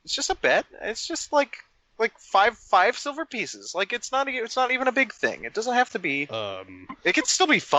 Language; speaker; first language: English; native; English